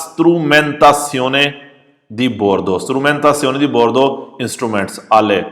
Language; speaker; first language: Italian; non-native, fluent; Urdu